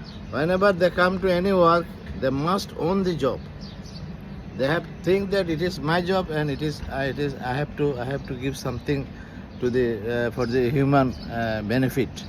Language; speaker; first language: English; non-native, local second language; Bangla